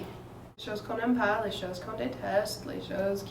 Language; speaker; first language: French; non-native, fluent; English